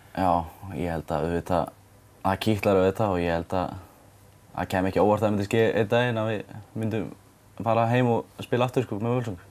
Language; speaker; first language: Icelandic; non-native, fluent; Serbian